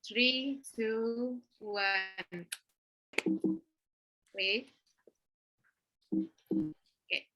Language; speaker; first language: English; non-native, learner; Indonesian